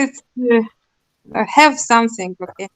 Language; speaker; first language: English; non-native, learner; Russian